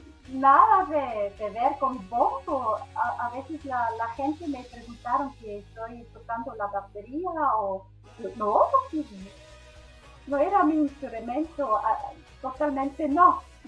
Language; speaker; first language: Spanish; non-native, fluent; Swiss German